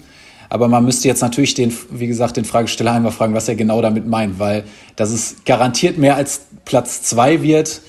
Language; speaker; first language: German; native; German